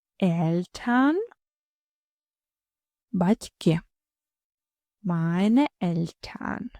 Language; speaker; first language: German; non-native, fluent; Ukrainian